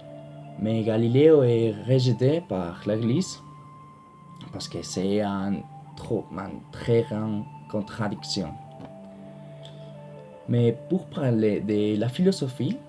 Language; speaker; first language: French; non-native, learner; Spanish